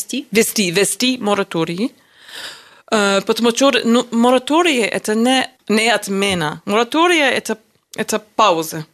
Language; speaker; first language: Russian; non-native, learner; English